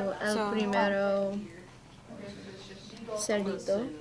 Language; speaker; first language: Spanish; non-native, learner; English